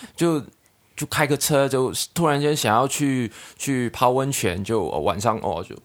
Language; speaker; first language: Chinese; non-native, local second language; Cantonese